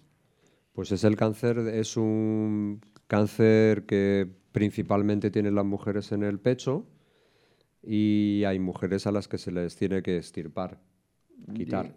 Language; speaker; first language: Spanish; native; Spanish